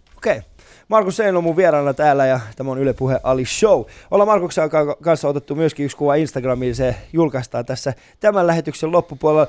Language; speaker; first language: Finnish; non-native, fluent; Persian